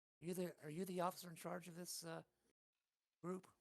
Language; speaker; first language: English; native; English